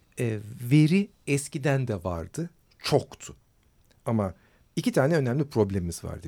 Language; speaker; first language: Turkish; native; Turkish